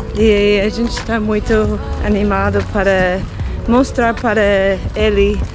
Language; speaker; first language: Portuguese; non-native, fluent; English